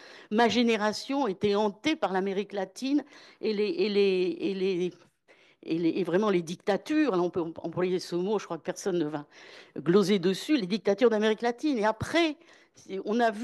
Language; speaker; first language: French; native; French